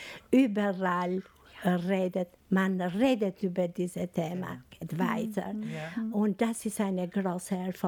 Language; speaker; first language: German; non-native, learner; Albanian